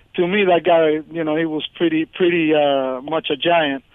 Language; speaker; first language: English; early bilingual, other home language; Spanish